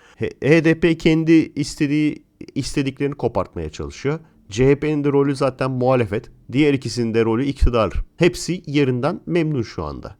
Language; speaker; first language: Turkish; native; Turkish